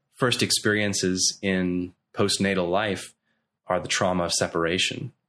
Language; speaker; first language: English; native; English